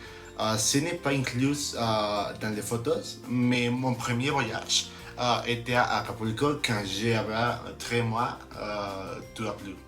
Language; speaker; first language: French; non-native, learner; Spanish